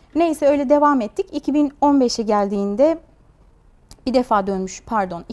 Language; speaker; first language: Turkish; non-native, fluent; Uyghur